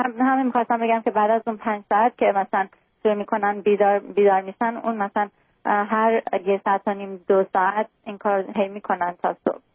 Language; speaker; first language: Persian; early bilingual, heritage; Persian